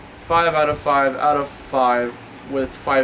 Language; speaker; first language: English; native; English